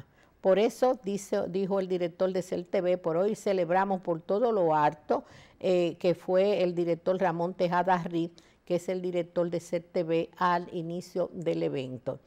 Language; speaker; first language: Spanish; native; Spanish